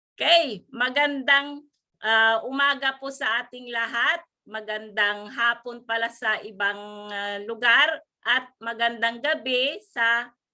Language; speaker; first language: Filipino; non-native, local second language; Iloko